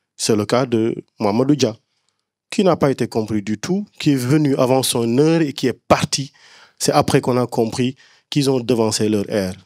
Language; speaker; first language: French; non-native, local second language; Wolof